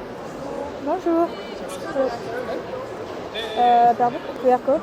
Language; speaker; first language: French; non-native, learner; Korean